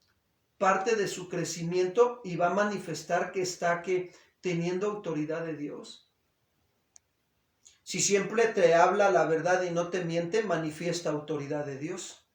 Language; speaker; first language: Spanish; native; Spanish